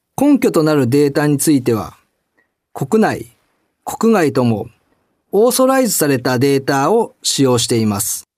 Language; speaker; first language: Japanese; native; Japanese